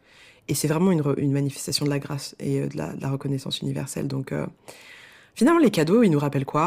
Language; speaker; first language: French; native; French